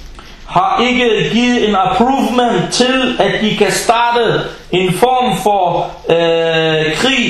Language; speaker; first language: Danish; non-native, fluent; Arabic